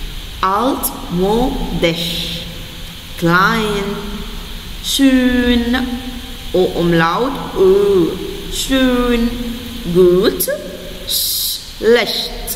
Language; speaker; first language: German; non-native, fluent; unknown